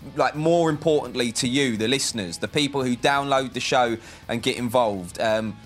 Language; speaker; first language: English; early bilingual, other home language; French